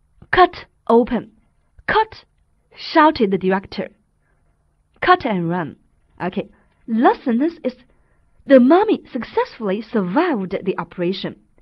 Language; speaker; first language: English; non-native, fluent; Chinese